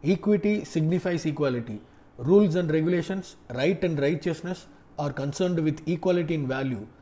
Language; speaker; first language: English; non-native, local second language; Tamil